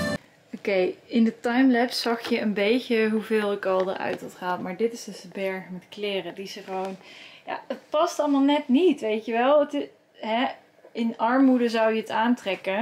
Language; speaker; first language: Dutch; native; Dutch